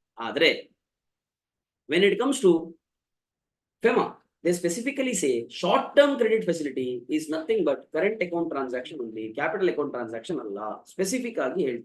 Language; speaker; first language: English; non-native, local second language; Kannada